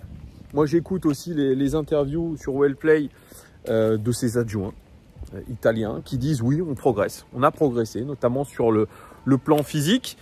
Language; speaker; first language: French; native; French